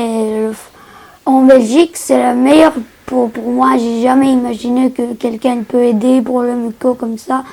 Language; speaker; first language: French; non-native, learner; Armenian